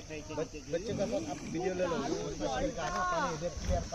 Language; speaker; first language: Hindi; non-native, local second language; Bangla